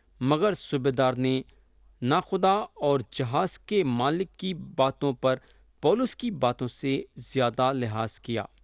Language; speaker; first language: Urdu; native; Urdu